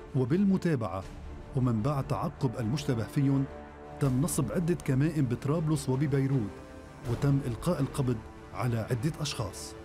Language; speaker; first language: Arabic; native; Arabic